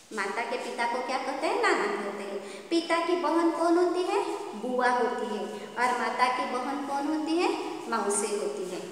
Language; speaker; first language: Hindi; non-native, local second language; Kannada